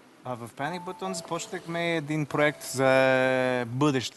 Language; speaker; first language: Bulgarian; non-native, learner; English